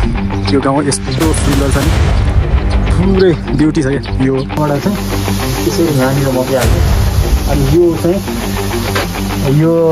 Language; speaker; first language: Nepali; native; Nepali